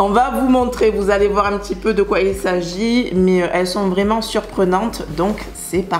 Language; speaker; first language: French; native; French